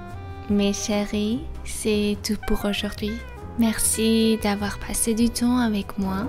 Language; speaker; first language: French; non-native, learner; English